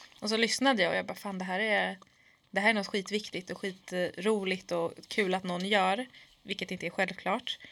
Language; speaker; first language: Swedish; early bilingual, other home language; Kurdish